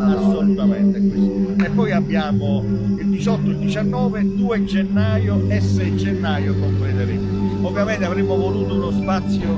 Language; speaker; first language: Italian; native; Italian